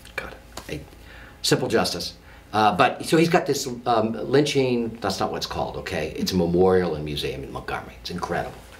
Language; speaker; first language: English; native; English